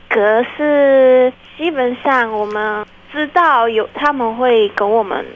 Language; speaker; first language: Chinese; non-native, fluent; Ukrainian